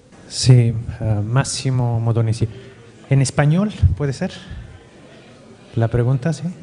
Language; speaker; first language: Spanish; native; Spanish